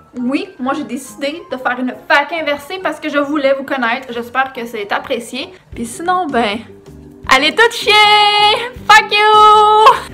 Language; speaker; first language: French; native; French